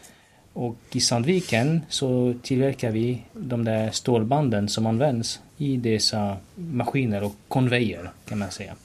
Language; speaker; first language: Swedish; non-native, fluent; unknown